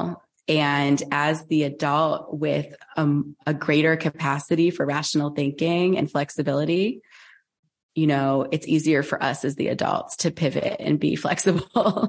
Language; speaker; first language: English; native; English